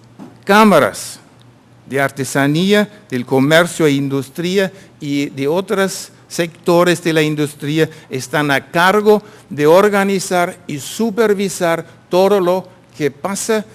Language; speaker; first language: Spanish; non-native, fluent; German